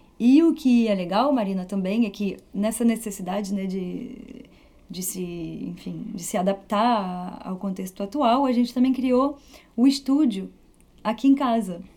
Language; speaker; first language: Portuguese; early bilingual, heritage; Portuguese